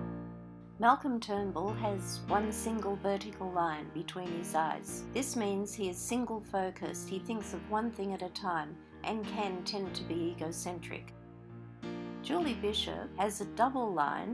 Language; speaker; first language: English; native; English